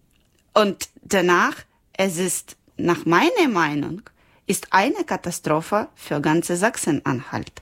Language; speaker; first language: German; non-native, learner; Ukrainian